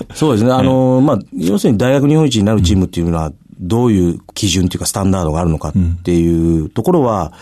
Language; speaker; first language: Japanese; native; Japanese